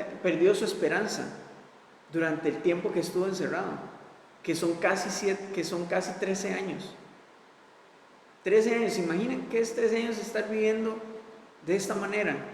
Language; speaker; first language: Spanish; native; Spanish